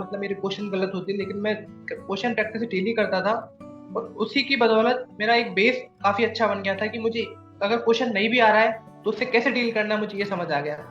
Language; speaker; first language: Hindi; native; Hindi